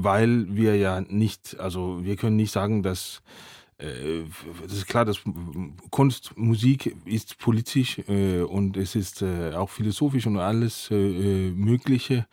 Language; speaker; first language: German; non-native, fluent; Danish